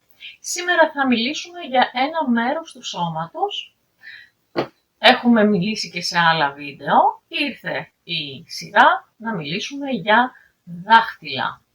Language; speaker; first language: Greek; native; Greek